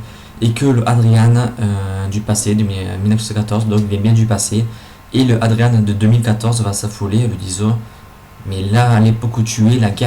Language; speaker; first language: French; native; French